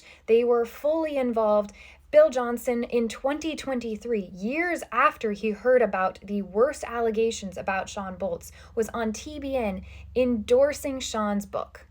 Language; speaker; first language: English; native; English